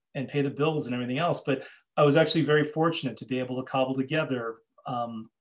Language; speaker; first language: English; native; English